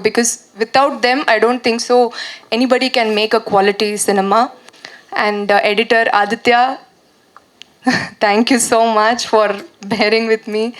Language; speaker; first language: Kannada; non-native, fluent; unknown